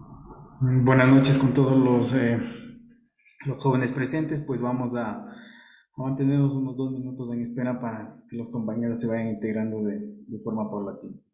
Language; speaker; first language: Spanish; native; Spanish